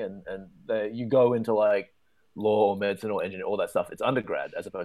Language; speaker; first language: English; native; English